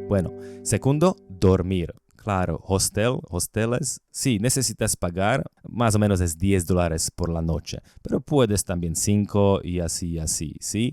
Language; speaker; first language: Spanish; non-native, learner; Slovak